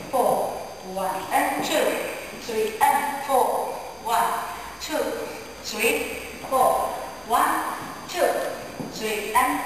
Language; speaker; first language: English; non-native, learner; Chinese